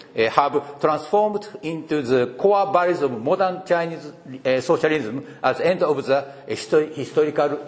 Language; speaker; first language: English; non-native, fluent; Japanese